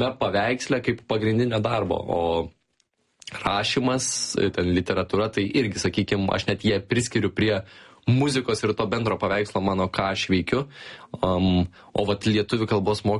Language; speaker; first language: Lithuanian; native; Lithuanian